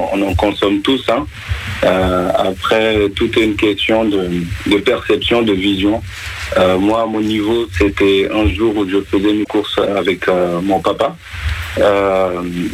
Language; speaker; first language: French; non-native, local second language; Wolof